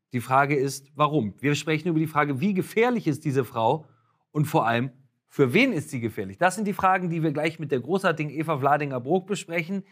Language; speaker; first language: German; native; German